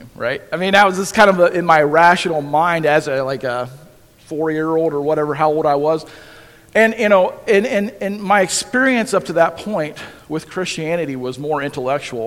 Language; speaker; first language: English; native; English